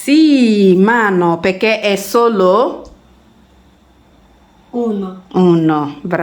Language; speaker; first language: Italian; non-native, fluent; English